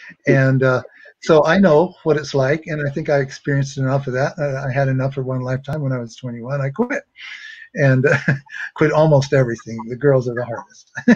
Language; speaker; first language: English; native; English